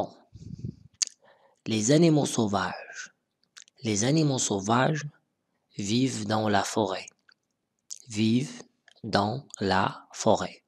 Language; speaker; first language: French; non-native, local second language; Arabic